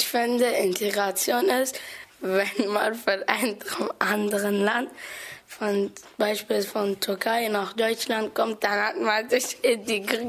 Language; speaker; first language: German; early bilingual, other home language; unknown